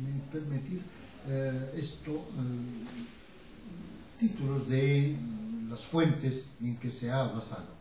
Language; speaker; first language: Spanish; non-native, fluent; Arabic